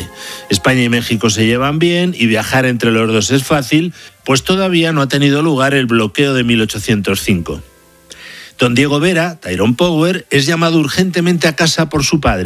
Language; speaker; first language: Spanish; native; Spanish